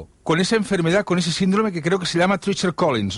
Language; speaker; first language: Spanish; non-native, local second language; Catalan